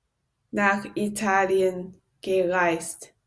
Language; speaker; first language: German; non-native, learner; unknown